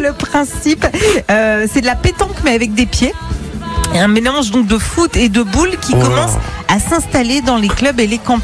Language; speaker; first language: French; native; French